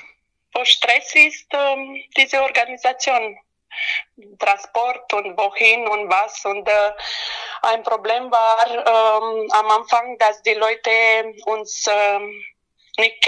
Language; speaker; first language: German; non-native, learner; Romanian